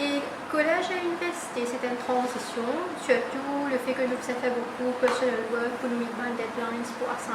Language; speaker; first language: French; non-native, local second language; Morisyen